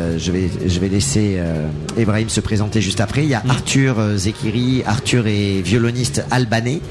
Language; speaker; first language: French; native; French